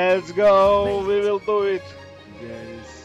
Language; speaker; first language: English; non-native, learner; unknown